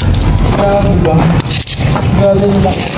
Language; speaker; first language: Filipino; native; Filipino